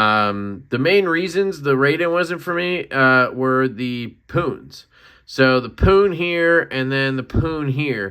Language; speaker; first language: English; native; English